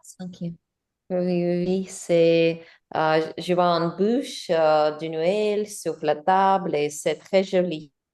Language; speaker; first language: French; non-native, learner; English